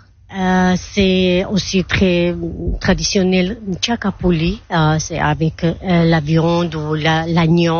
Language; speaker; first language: French; non-native, learner; Georgian